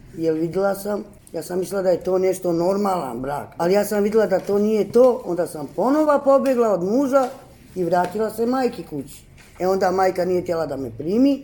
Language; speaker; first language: Serbian; non-native, local second language; Romany